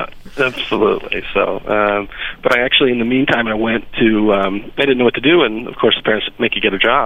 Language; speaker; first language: English; native; English